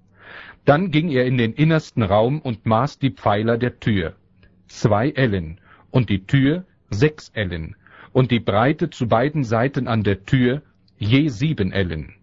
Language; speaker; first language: German; native; German